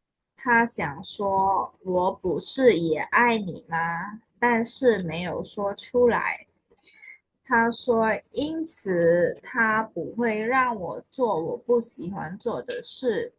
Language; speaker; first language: Chinese; non-native, fluent; Khmer